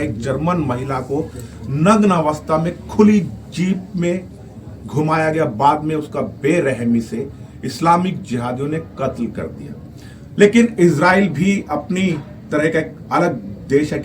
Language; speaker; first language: Hindi; native; Hindi